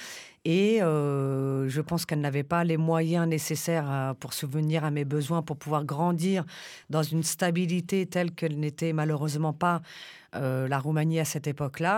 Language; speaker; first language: French; early bilingual, other home language; Romanian